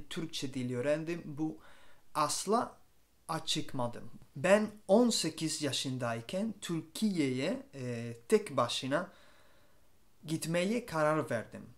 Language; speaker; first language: Turkish; non-native, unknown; Spanish